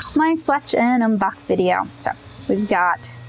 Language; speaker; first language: English; native; English